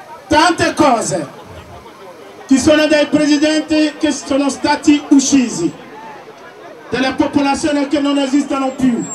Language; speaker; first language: Italian; non-native, fluent; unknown